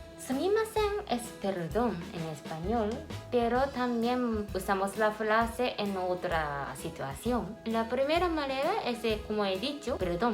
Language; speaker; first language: Spanish; non-native, fluent; Japanese